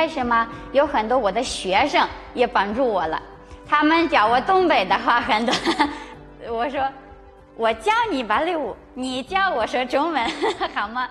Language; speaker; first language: Chinese; non-native, fluent; Ukrainian